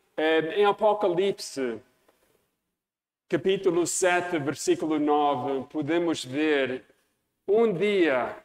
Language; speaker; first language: Portuguese; non-native, fluent; English